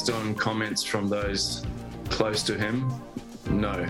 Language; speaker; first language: English; native; English